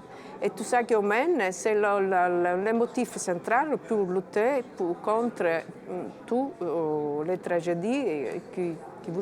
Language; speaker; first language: French; non-native, fluent; Italian